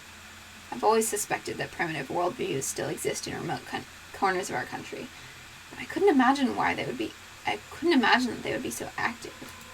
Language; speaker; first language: English; native; English